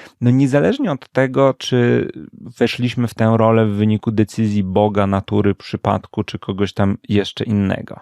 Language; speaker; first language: Polish; native; Polish